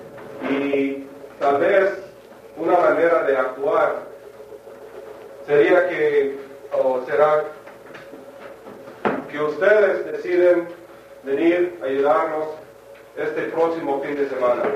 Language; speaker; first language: Spanish; non-native, fluent; English